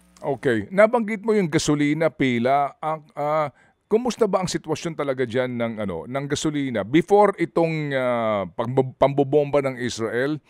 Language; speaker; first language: Filipino; native; Filipino